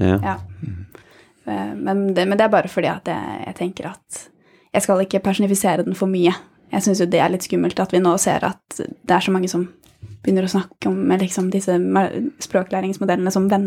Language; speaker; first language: Norwegian; native; Norwegian